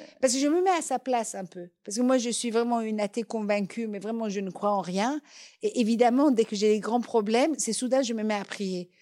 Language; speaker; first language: French; non-native, fluent; Persian